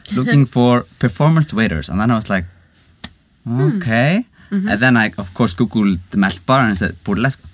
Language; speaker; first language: English; non-native, fluent; Icelandic